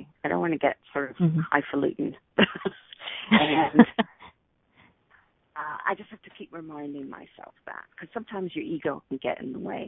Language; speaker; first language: English; native; English